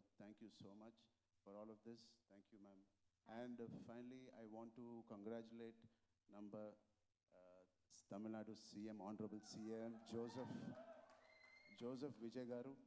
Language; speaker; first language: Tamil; non-native, local second language; Telugu